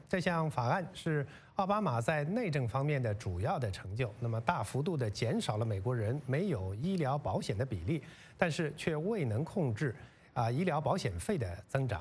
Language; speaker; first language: Chinese; native; Chinese